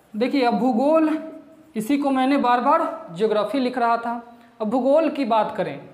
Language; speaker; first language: Hindi; non-native, local second language; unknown